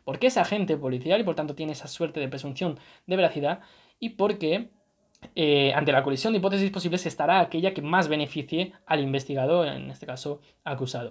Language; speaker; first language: Spanish; native; Spanish